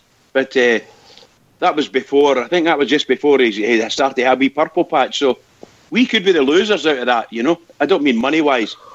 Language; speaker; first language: English; native; English